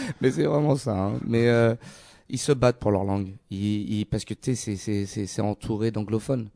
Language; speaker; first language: French; native; French